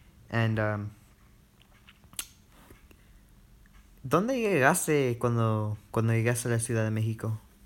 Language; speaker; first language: Spanish; early bilingual, heritage; Spanish